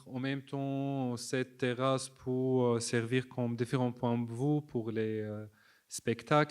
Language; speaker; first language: French; non-native, fluent; Arabic